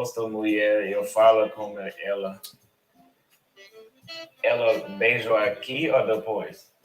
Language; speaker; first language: Portuguese; non-native, learner; English